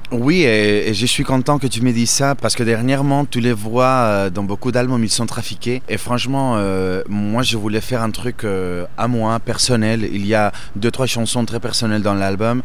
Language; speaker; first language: French; non-native, fluent; Spanish